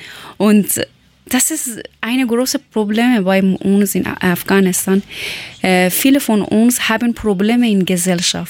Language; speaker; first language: German; non-native, learner; Persian